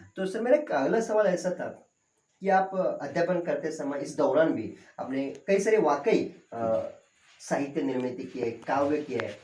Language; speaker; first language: Hindi; non-native, local second language; Marathi